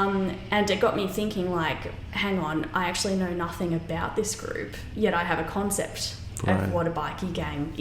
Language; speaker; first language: English; native; English